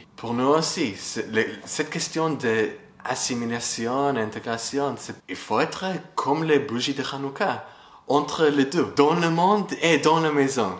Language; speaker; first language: French; non-native, fluent; English